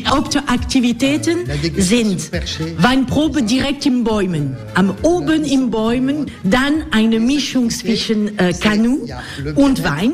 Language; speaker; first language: German; non-native, learner; French